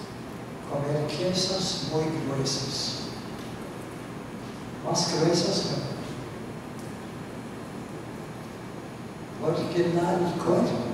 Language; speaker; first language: Spanish; non-native, fluent; Norwegian